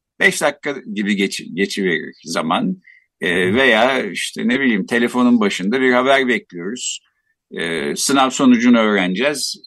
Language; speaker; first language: Turkish; native; Turkish